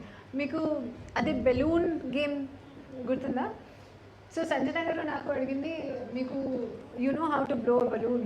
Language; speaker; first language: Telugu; non-native, learner; Hindi